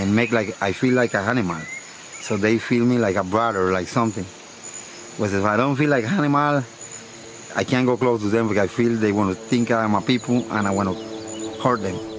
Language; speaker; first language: English; non-native, learner; Spanish